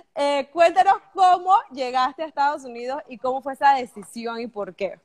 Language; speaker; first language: Spanish; native; Spanish